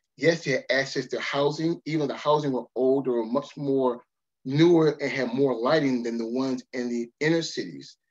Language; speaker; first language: English; native; English